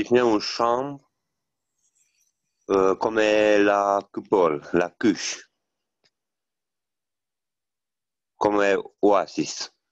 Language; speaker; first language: French; non-native, learner; Italian